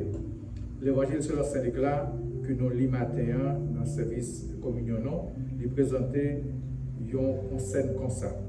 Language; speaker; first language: French; non-native, local second language; Haitian Creole